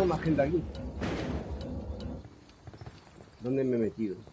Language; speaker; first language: Spanish; native; Spanish